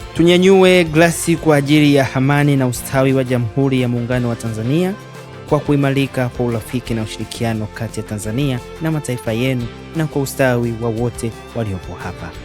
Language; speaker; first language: Swahili; native; Swahili